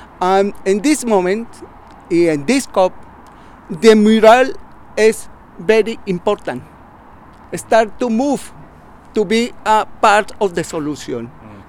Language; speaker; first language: English; non-native, learner; Spanish